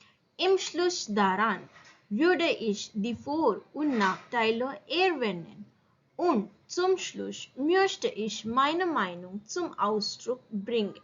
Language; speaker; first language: German; non-native, learner; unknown